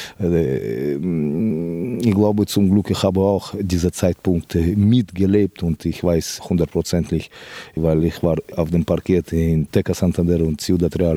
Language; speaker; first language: German; non-native, fluent; Russian